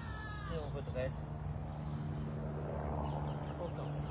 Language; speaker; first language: French; native; French